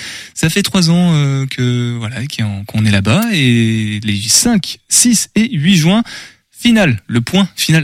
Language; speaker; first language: French; native; French